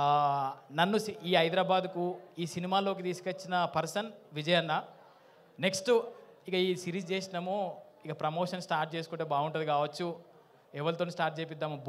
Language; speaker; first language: Telugu; native; Telugu